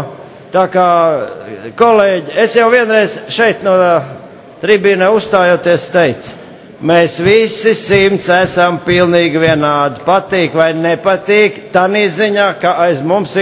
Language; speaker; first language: Latvian; native; Latvian